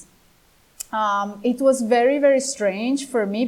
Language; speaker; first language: English; non-native, fluent; Greek